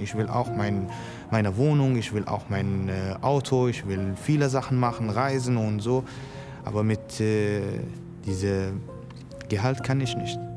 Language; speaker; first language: German; non-native, learner; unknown